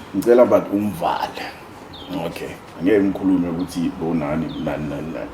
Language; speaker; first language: Zulu; native; Zulu